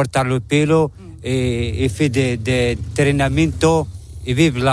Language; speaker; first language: Spanish; non-native, learner; Arabic